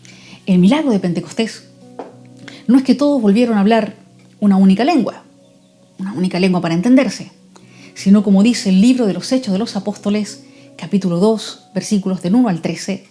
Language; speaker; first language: Spanish; native; Spanish